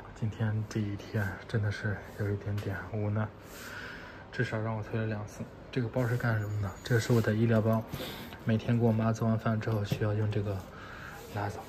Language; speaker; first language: Chinese; native; Chinese